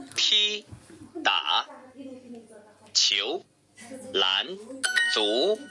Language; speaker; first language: Chinese; non-native, learner; Mongolian